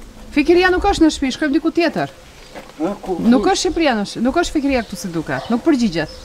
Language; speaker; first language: Albanian; native; Albanian